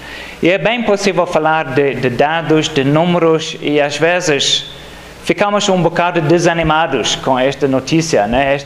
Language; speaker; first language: Portuguese; non-native, fluent; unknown